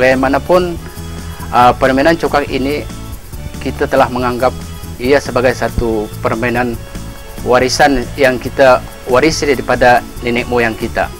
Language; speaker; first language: Malay; native; Malay